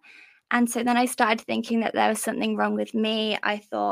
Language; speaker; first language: English; native; English